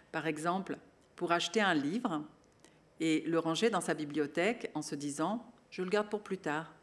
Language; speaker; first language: French; native; French